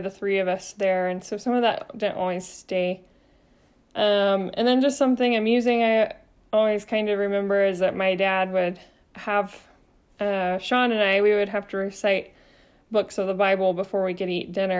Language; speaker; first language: English; native; English